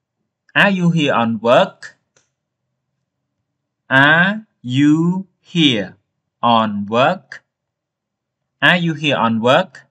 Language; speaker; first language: English; non-native, learner; Khmer